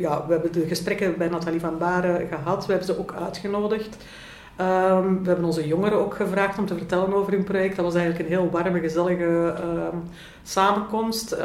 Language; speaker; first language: Dutch; native; Dutch